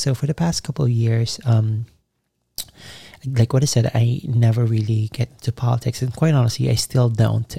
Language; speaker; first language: English; non-native, local second language; Filipino